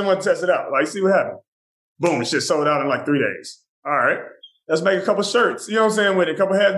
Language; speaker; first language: English; native; English